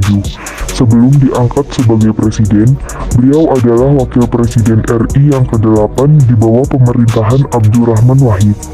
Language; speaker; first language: Indonesian; native; Indonesian